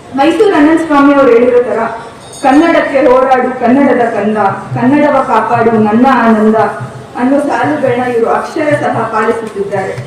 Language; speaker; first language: Kannada; native; Kannada